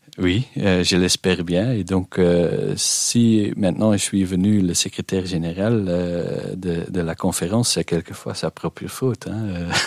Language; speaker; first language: French; non-native, local second language; Dutch